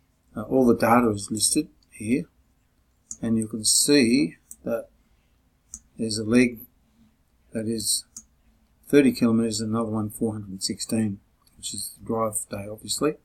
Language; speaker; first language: English; native; English